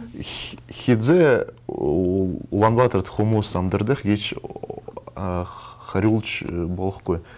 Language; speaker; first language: Mongolian; non-native, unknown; Russian